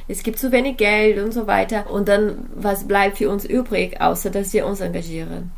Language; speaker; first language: German; non-native, fluent; Portuguese